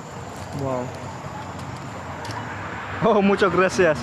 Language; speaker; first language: Spanish; non-native, learner; Indonesian